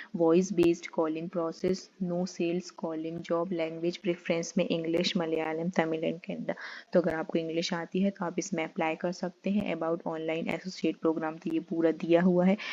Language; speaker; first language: Hindi; native; Hindi